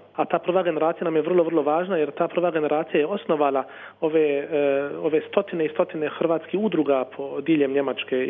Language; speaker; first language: Croatian; early bilingual, heritage; Croatian